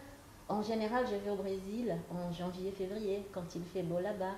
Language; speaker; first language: French; non-native, fluent; Portuguese